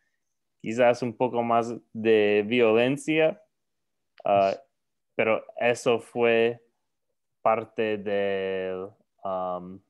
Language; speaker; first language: Spanish; non-native, learner; English